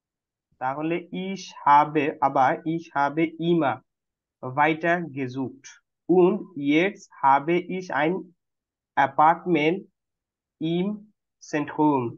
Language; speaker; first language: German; non-native, fluent; Bangla